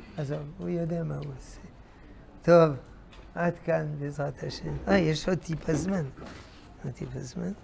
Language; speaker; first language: Hebrew; non-native, fluent; French